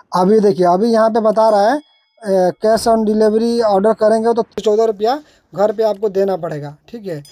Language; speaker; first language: Hindi; native; Hindi